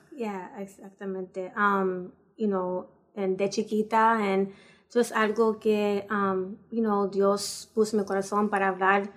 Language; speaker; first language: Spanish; early bilingual, heritage; Spanish